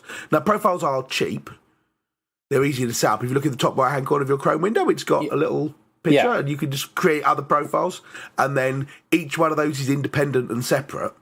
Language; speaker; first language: English; native; English